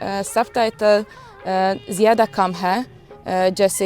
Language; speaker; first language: Hindi; non-native, learner; Hungarian